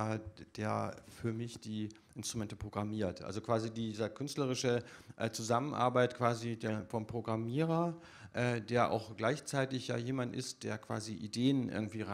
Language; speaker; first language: German; native; German